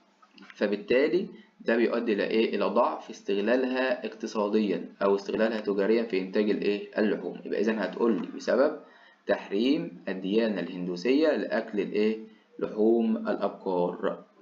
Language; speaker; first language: Arabic; native; Arabic